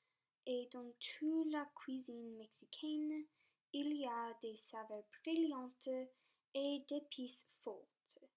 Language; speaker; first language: French; non-native, local second language; English